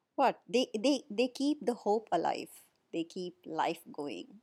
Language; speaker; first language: English; non-native, local second language; Hindi